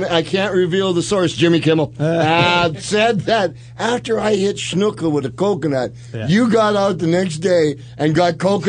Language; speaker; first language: English; native; English